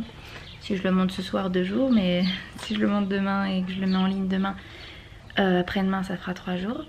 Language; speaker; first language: French; native; French